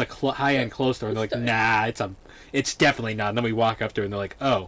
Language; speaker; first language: English; native; English